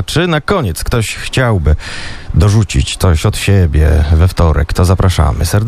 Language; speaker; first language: Polish; native; Polish